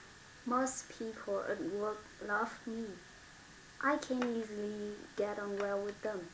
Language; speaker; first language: English; non-native, learner; Vietnamese